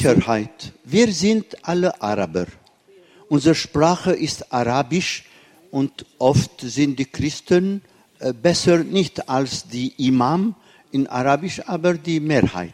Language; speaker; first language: German; non-native, fluent; Arabic